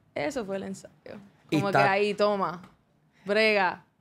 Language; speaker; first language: Spanish; early bilingual, heritage; Spanish